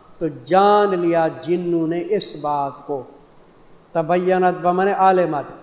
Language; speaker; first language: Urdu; non-native, local second language; Saraiki